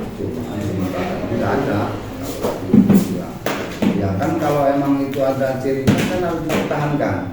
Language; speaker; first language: Indonesian; non-native, local second language; Javanese